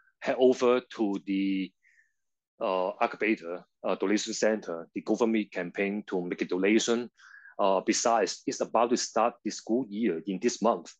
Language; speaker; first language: English; non-native, local second language; Cantonese